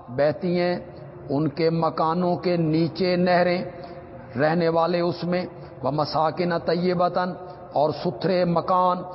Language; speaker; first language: Urdu; non-native, local second language; Punjabi